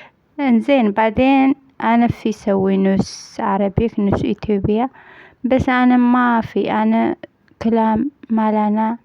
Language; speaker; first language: Arabic; non-native, learner; Amharic